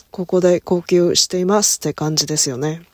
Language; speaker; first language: Japanese; non-native, learner; Korean